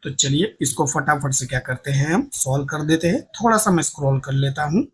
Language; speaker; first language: Hindi; non-native, local second language; Gujarati